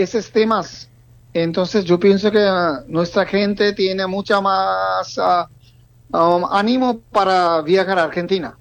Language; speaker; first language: Spanish; non-native, fluent; Bangla